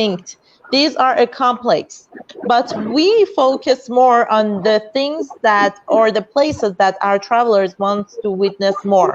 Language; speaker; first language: English; non-native, fluent; Persian